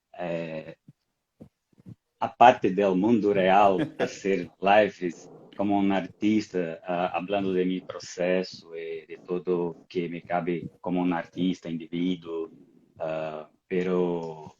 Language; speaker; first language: Spanish; non-native, fluent; Portuguese